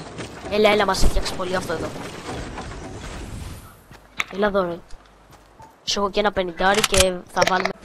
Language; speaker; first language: Greek; native; Greek